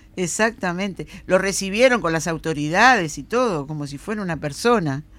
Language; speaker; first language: Spanish; native; Spanish